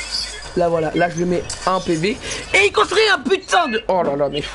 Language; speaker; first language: French; native; French